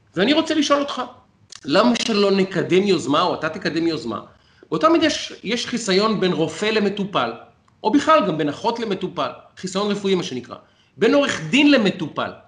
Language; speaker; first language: Hebrew; native; Hebrew